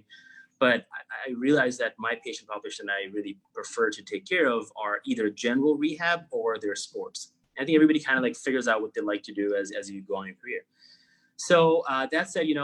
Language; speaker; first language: English; non-native, local second language; Urdu